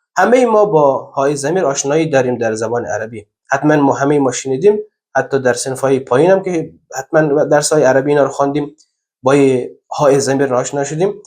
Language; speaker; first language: Persian; native; Persian